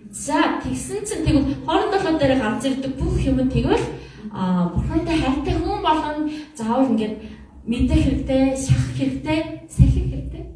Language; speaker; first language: Mongolian; non-native, fluent; Korean